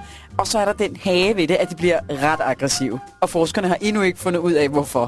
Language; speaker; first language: Danish; native; Danish